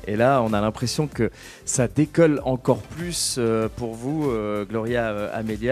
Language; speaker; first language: French; native; French